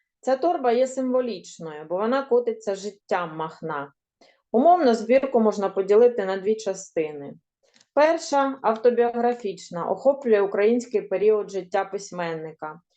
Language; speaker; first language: Ukrainian; native; Ukrainian